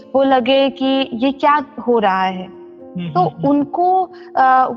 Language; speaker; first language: Hindi; non-native, local second language; Assamese